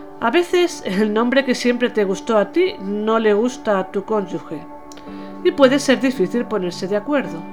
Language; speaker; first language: Spanish; native; Spanish